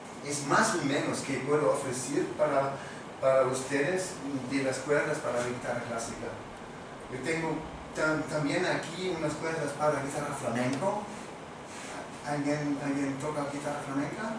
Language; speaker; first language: Spanish; non-native, fluent; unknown